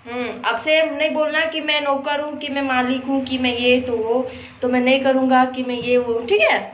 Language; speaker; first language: Hindi; native; Hindi